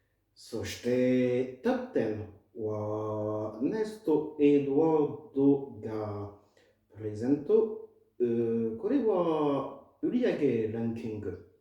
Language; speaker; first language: Japanese; non-native, fluent; French